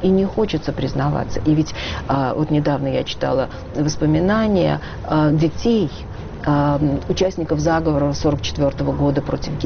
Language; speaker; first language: Russian; native; Russian